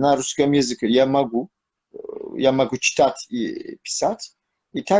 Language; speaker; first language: Russian; non-native, learner; Turkish